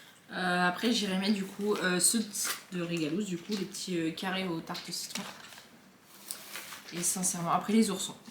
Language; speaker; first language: French; native; French